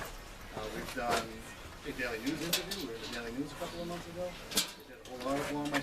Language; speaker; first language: English; native; English